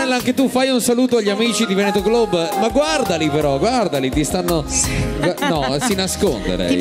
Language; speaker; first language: Italian; native; Italian